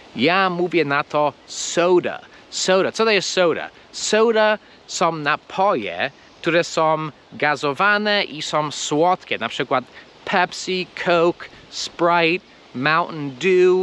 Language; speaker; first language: Polish; non-native, fluent; English